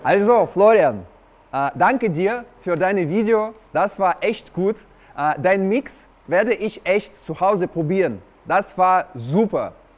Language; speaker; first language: German; non-native, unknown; Russian